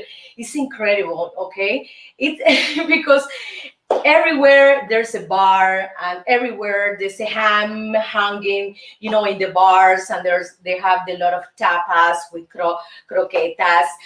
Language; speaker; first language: English; non-native, fluent; Spanish